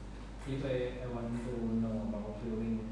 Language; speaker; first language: English; non-native, learner; Thai